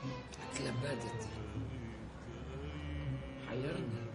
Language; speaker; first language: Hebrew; non-native, fluent; Arabic